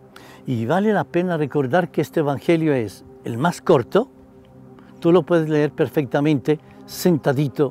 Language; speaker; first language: Spanish; native; Spanish